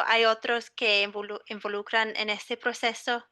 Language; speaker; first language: Spanish; non-native, fluent; English